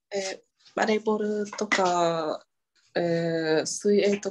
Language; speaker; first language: Japanese; non-native, learner; Vietnamese